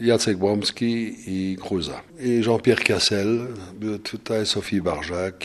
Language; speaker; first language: Polish; non-native, learner; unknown